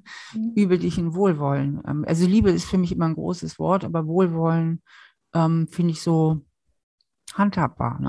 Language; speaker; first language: German; native; German